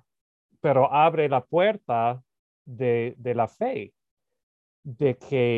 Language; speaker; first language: Spanish; non-native, fluent; English